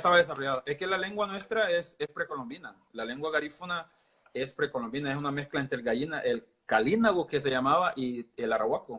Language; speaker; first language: Spanish; non-native, local second language; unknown